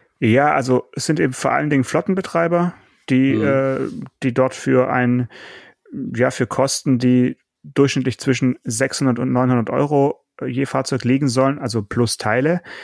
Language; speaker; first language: German; native; German